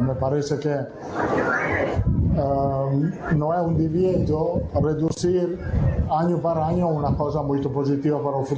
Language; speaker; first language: Portuguese; non-native, learner; Italian